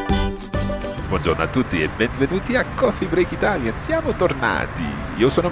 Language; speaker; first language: Italian; non-native, fluent; English